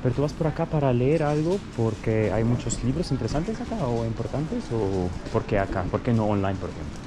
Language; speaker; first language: Spanish; non-native, fluent; German